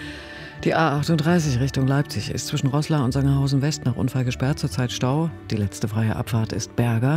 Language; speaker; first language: German; native; German